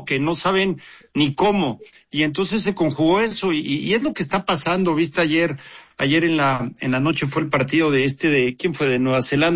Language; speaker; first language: Spanish; native; Spanish